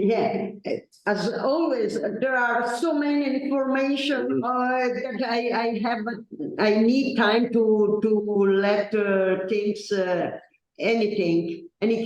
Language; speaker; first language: English; non-native, learner; Italian